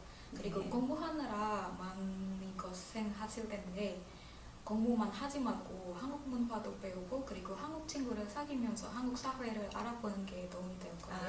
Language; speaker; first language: Korean; non-native, fluent; Indonesian